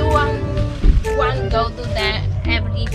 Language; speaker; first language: English; non-native, learner; Vietnamese